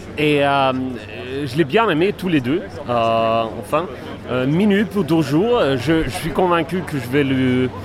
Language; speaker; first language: French; non-native, fluent; Swedish